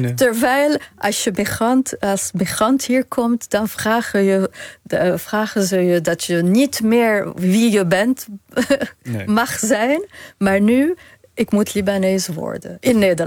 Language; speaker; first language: Dutch; non-native, fluent; Arabic